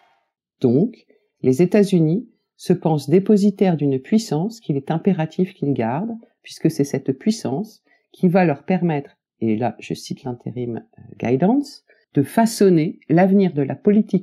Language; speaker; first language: French; native; French